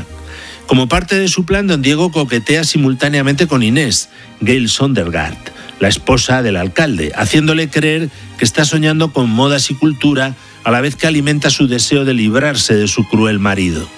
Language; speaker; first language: Spanish; native; Spanish